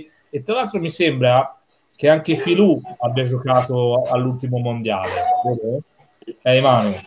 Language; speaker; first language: Italian; native; Italian